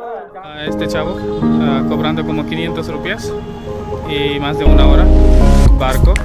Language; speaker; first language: Spanish; non-native, learner; Hindi